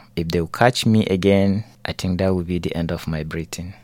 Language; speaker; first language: English; non-native, local second language; Hausa